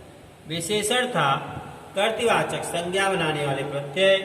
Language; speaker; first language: Hindi; native; Hindi